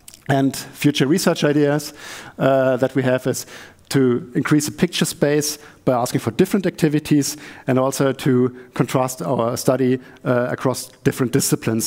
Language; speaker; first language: English; non-native, fluent; German